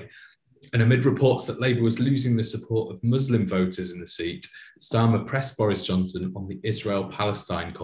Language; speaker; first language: English; native; English